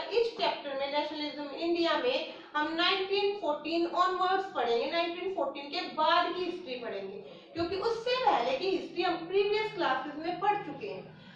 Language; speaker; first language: Hindi; native; Hindi